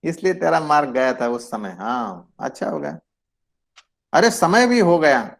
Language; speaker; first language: Hindi; non-native, local second language; Marathi